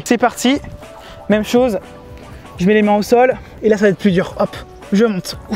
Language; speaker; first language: French; native; French